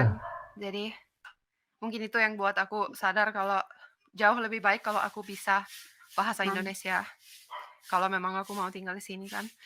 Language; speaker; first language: Indonesian; non-native, fluent; Finnish